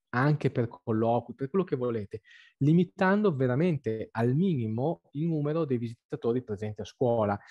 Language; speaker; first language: Italian; native; Italian